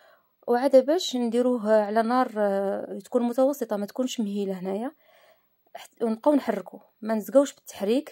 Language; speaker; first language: Arabic; native; Arabic